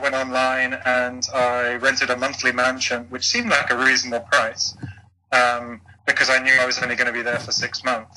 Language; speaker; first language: English; native; English